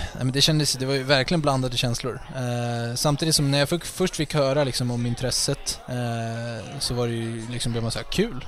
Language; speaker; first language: Swedish; native; Swedish